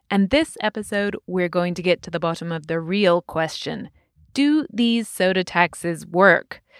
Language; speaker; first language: English; native; English